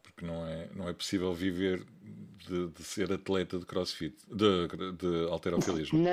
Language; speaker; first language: Portuguese; native; Portuguese